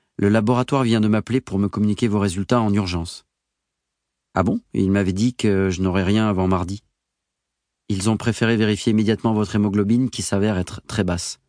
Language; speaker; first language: French; native; French